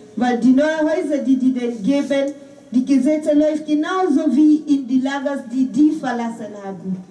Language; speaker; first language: German; non-native, fluent; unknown